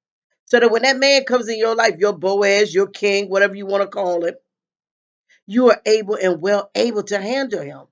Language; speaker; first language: English; native; English